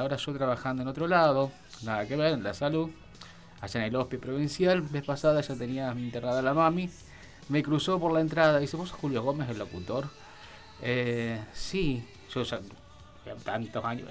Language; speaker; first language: Spanish; native; Spanish